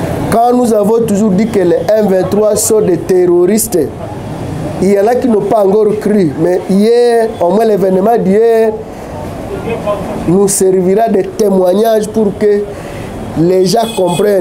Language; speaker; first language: French; non-native, local second language; Swahili